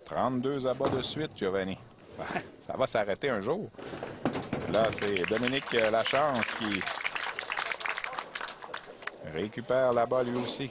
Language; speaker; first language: French; native; French